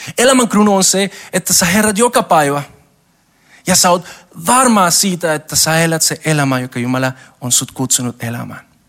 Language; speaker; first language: Finnish; non-native, learner; Spanish